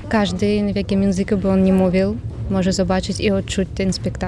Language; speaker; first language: Polish; non-native, learner; Ukrainian